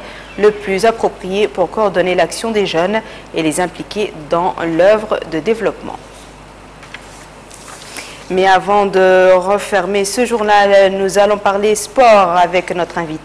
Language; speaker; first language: French; non-native, local second language; Arabic